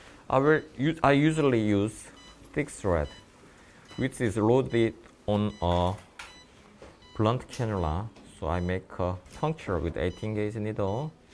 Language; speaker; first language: English; non-native, fluent; Korean